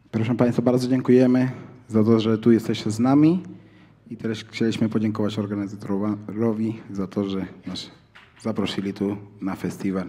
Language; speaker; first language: Polish; non-native, fluent; Spanish